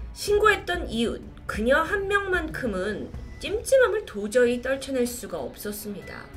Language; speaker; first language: Korean; native; Korean